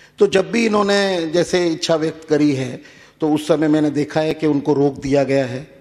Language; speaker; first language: Hindi; native; Hindi